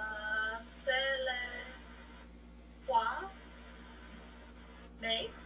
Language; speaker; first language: French; non-native, learner; English